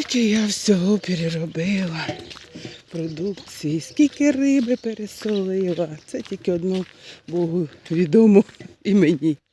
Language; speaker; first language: Ukrainian; native; Ukrainian